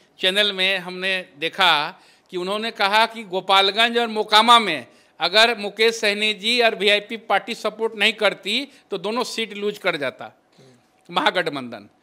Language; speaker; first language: Hindi; native; Hindi